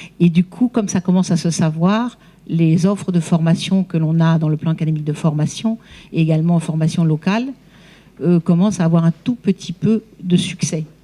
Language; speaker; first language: French; native; French